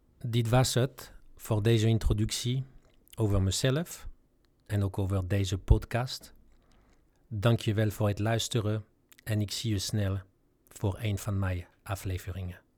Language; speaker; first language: Dutch; non-native, fluent; French